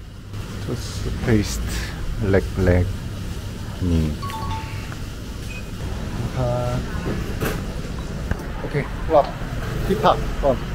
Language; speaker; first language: Thai; non-native, learner; Korean